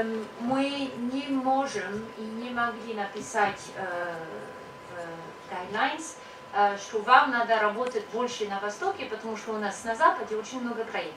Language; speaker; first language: Russian; non-native, fluent; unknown